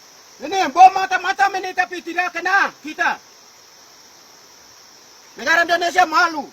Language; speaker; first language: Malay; non-native, local second language; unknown